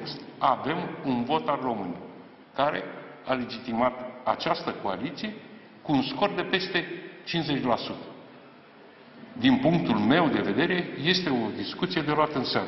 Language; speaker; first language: Romanian; native; Romanian